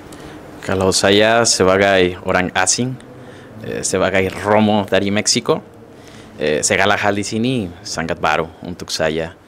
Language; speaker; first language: Indonesian; non-native, fluent; Spanish